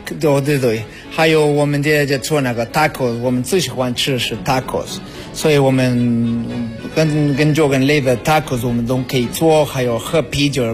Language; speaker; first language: Chinese; non-native, learner; Spanish